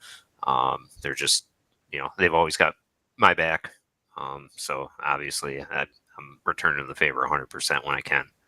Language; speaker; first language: English; native; English